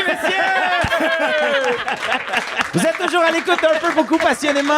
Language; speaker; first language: French; native; French